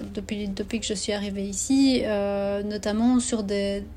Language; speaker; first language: French; native; French